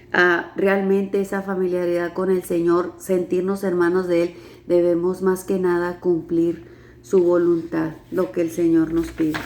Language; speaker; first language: Spanish; native; Spanish